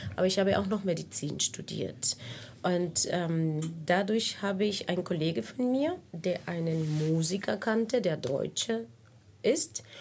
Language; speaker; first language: German; non-native, fluent; Spanish